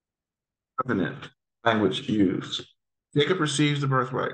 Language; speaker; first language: English; native; English